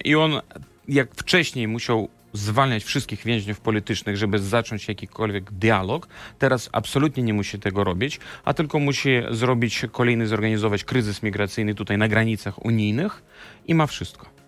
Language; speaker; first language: Polish; non-native, fluent; Belarusian